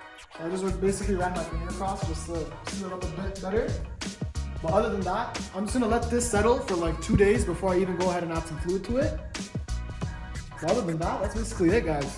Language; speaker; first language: English; native; English